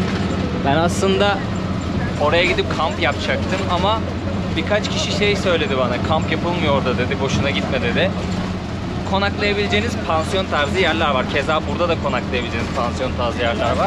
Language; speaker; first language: Turkish; native; Turkish